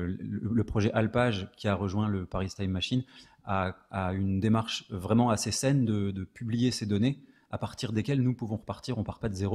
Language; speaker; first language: French; native; French